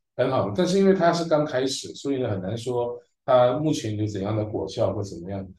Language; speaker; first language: Chinese; early bilingual, heritage; Chinese